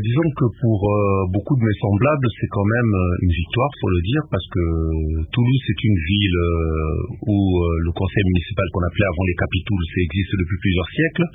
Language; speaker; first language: French; non-native, local second language; Lingala